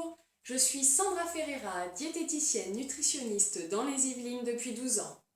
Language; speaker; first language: French; native; French